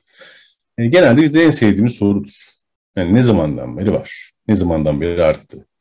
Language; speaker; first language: Turkish; native; Turkish